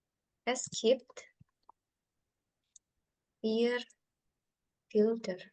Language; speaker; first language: German; non-native, learner; Indonesian